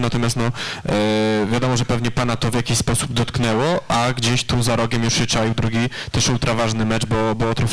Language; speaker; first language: Polish; native; Polish